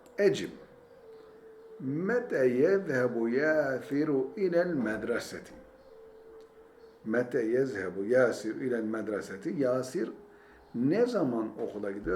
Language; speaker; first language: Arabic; non-native, fluent; Turkish